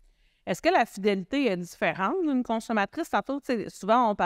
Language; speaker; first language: French; native; French